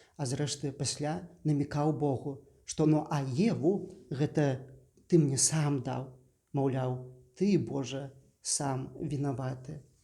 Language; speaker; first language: Belarusian; native; Belarusian